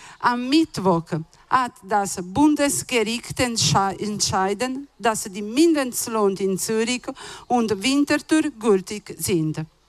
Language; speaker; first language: German; non-native, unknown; Italian